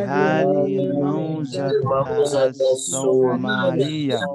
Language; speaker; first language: Arabic; non-native, learner; Indonesian